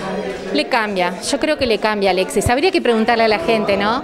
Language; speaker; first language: Spanish; native; Spanish